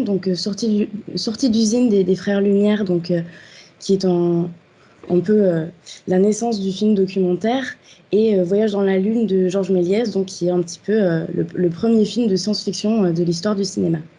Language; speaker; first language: French; native; French